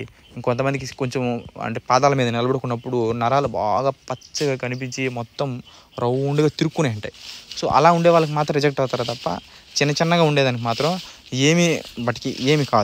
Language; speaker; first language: Telugu; native; Telugu